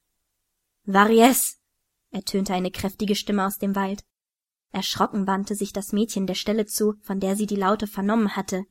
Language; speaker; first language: German; native; German